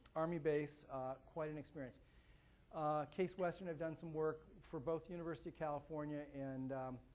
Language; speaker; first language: English; native; English